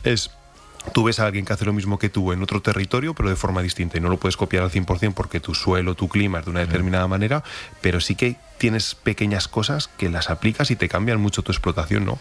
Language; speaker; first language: Spanish; native; Spanish